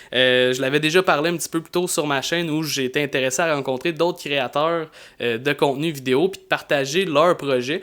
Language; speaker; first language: French; native; French